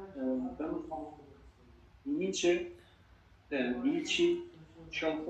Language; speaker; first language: Chinese; non-native, learner; Azerbaijani